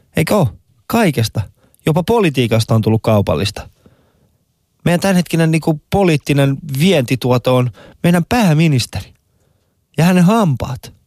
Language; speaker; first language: Finnish; non-native, fluent; Persian